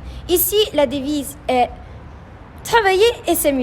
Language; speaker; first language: French; non-native, learner; Italian